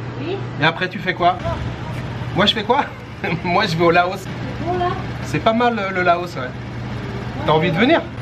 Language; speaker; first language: French; native; French